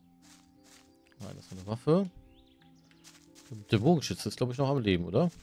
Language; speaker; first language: German; native; German